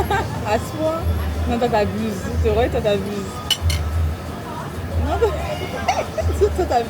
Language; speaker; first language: French; native; French